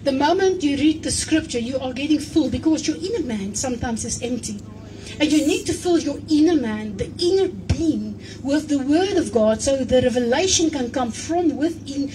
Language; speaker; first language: English; non-native, local second language; Afrikaans